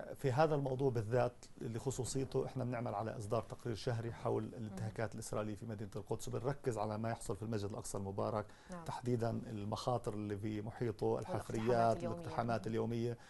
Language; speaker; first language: Arabic; native; Arabic